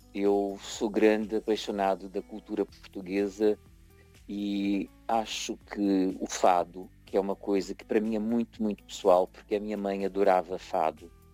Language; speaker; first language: Portuguese; early bilingual, heritage; Portuguese